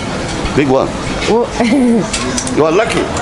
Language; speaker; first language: English; non-native, learner; Arabic